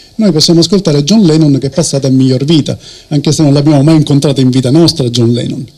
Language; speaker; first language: Italian; native; Italian